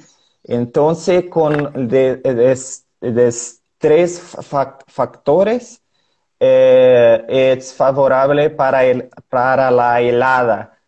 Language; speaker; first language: Spanish; non-native, learner; Portuguese